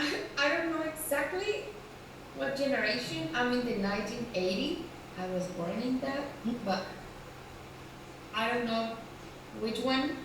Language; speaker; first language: English; non-native, learner; Spanish